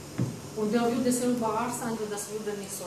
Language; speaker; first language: German; non-native, learner; Russian